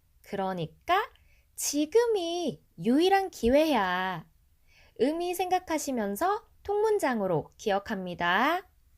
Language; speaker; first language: Korean; native; Korean